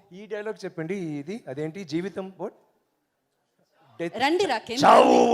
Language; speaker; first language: Telugu; non-native, learner; Tamil